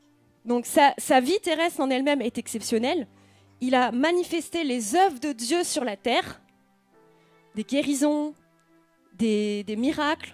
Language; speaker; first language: French; native; French